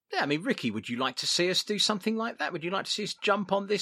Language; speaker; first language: English; native; English